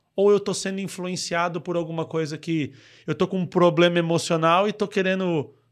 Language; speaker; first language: Portuguese; native; Portuguese